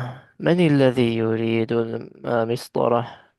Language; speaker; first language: Arabic; non-native, learner; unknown